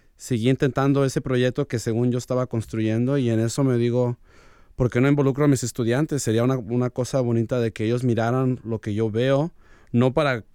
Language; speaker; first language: Spanish; early bilingual, heritage; Spanish